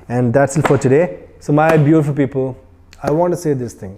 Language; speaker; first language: English; non-native, local second language; Malayalam